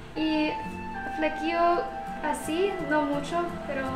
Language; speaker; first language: Spanish; non-native, learner; English